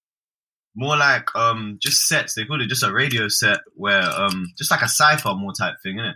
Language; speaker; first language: English; native; English